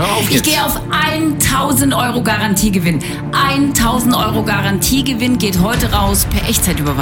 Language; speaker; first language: German; native; German